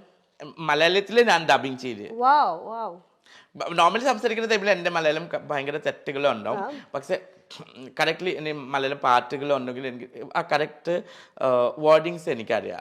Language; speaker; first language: Malayalam; non-native, fluent; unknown